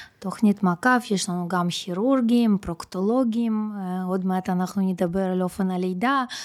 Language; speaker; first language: Hebrew; non-native, fluent; Russian